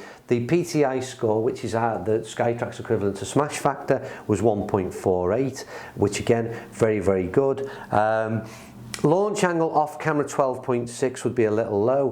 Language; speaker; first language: English; native; English